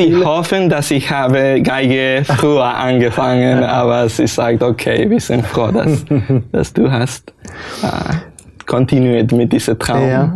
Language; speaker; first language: German; non-native, learner; Spanish